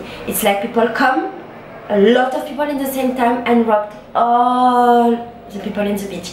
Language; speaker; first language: English; non-native, learner; French